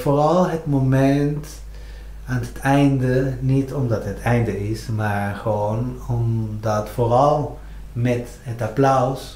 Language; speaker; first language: Dutch; non-native, fluent; Spanish